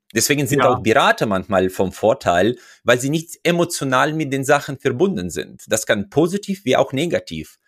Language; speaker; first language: German; non-native, fluent; Russian